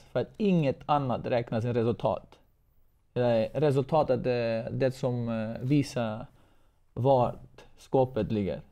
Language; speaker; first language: Swedish; non-native, fluent; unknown